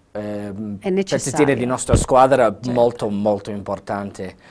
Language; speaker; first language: Italian; non-native, fluent; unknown